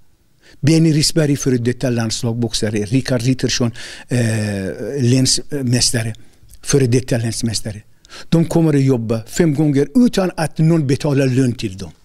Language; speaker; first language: Swedish; non-native, learner; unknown